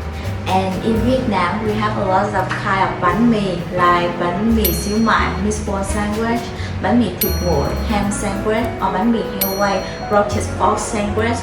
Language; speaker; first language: English; non-native, fluent; Vietnamese